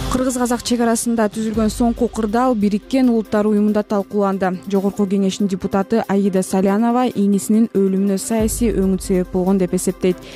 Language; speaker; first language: Kyrgyz; native; Kyrgyz